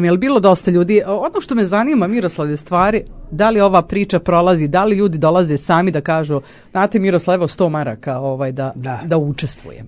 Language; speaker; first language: Croatian; native; Croatian